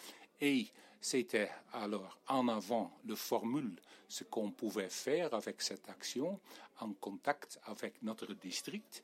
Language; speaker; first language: French; non-native, fluent; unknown